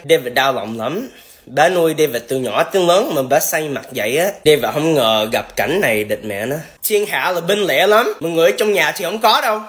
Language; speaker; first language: Vietnamese; early bilingual, heritage; Vietnamese